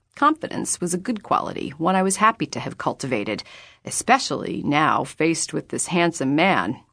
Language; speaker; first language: English; native; English